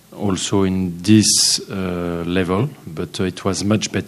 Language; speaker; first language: English; non-native, fluent; French